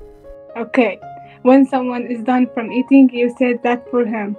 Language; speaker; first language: English; non-native, learner; Arabic